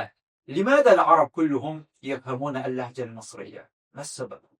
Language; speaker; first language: Arabic; non-native, fluent; Azerbaijani